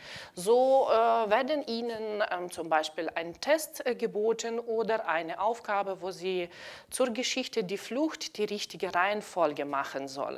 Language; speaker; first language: German; non-native, fluent; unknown